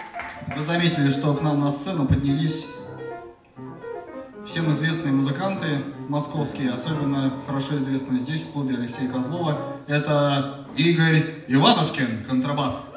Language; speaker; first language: Russian; native; Russian